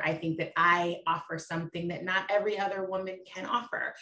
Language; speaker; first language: English; native; English